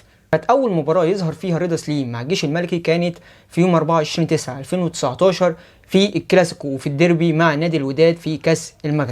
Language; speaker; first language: Arabic; native; Arabic